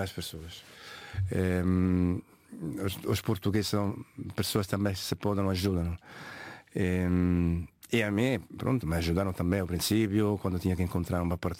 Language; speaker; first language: Portuguese; non-native, fluent; Italian